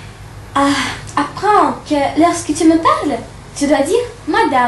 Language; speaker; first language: French; non-native, learner; Russian